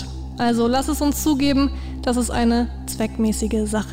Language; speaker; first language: German; native; German